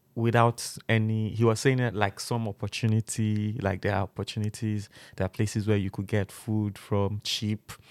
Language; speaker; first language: English; non-native, local second language; Yoruba